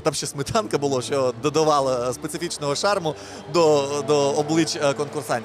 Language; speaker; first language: Ukrainian; native; Ukrainian